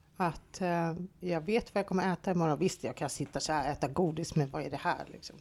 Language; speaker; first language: Swedish; early bilingual, other home language; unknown